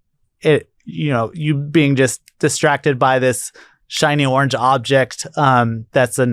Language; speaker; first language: English; native; English